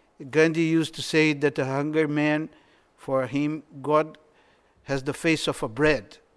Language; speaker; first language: English; non-native, fluent; Portuguese